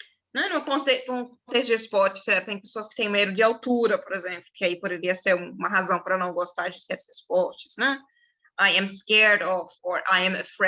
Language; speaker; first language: Portuguese; non-native, fluent; German